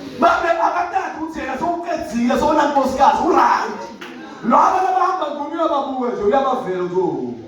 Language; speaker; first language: Zulu; non-native, local second language; Swati